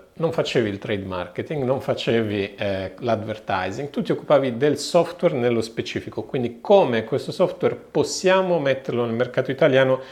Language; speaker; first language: Italian; native; Italian